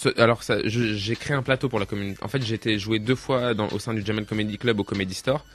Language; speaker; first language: French; native; French